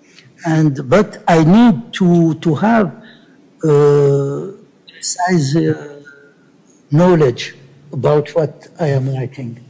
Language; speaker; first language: English; non-native, learner; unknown